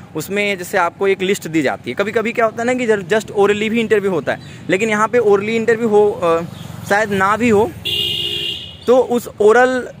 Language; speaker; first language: Hindi; native; Hindi